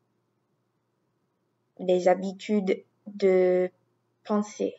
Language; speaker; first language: French; non-native, learner; English